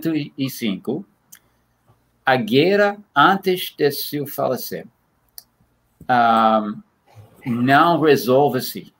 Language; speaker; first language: Portuguese; non-native, fluent; English